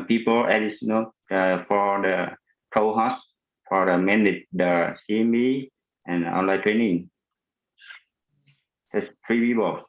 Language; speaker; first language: English; non-native, fluent; Vietnamese